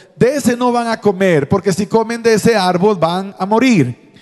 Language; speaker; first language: Spanish; native; Spanish